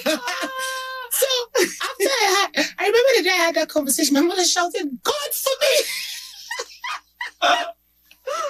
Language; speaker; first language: English; non-native, local second language; Igbo